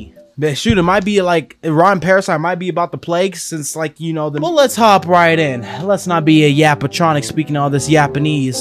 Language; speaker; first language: English; native; English